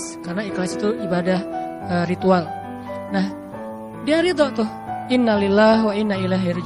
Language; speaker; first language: Indonesian; native; Indonesian